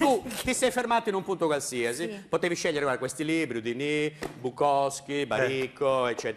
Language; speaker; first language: Italian; native; Italian